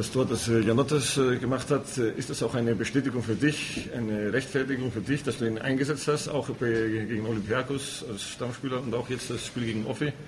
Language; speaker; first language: German; non-native, fluent; Greek